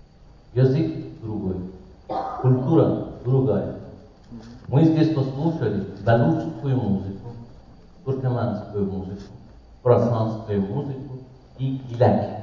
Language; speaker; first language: Russian; non-native, learner; Persian